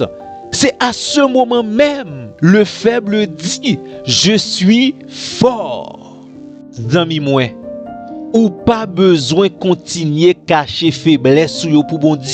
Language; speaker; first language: French; non-native, local second language; Haitian Creole